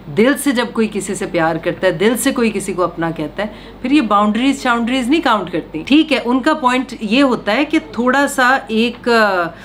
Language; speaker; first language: Urdu; non-native, local second language; Punjabi